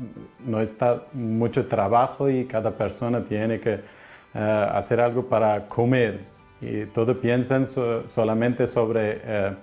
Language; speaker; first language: Spanish; non-native, learner; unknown